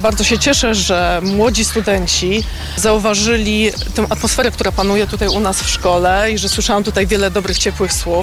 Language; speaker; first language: Polish; native; Polish